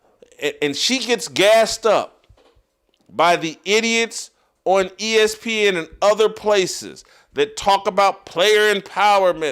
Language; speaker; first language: English; native; English